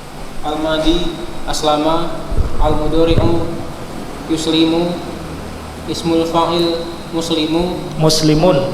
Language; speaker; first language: Arabic; non-native, learner; Indonesian